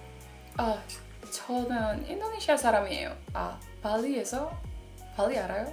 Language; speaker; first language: Korean; non-native, learner; Indonesian